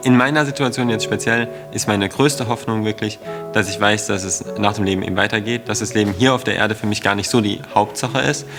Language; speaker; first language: German; native; German